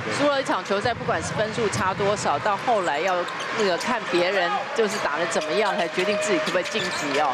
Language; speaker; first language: Chinese; native; Chinese